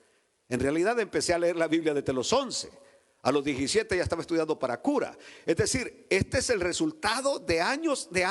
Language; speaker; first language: Spanish; native; Spanish